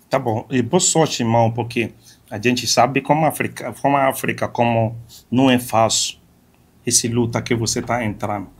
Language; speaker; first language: Portuguese; non-native, fluent; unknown